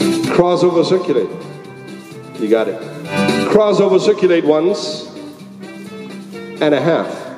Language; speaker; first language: English; non-native, fluent; Danish